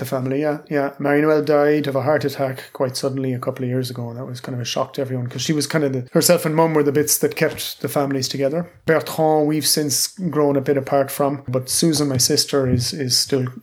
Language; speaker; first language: English; native; English